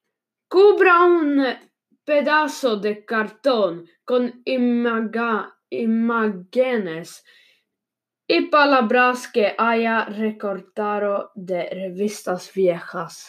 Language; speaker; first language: Spanish; non-native, learner; Swedish